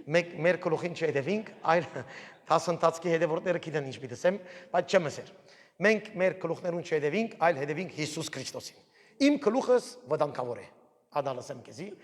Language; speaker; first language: Armenian; early bilingual, heritage; Armenian